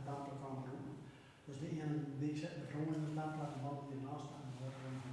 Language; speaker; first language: Dutch; native; Dutch